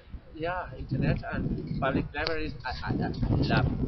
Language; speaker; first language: English; non-native, learner; Spanish